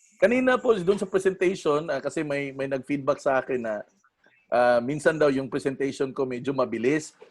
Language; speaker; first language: Filipino; non-native, local second language; Cebuano